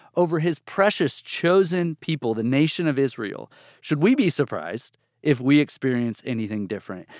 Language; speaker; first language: English; native; English